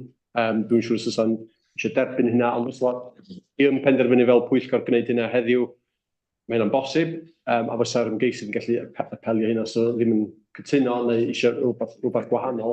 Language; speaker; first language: Welsh; native; Welsh